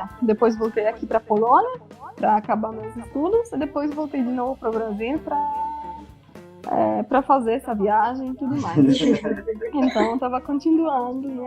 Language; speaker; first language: Portuguese; non-native, fluent; Polish